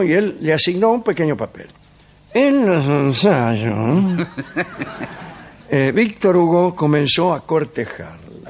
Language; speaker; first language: Spanish; native; Spanish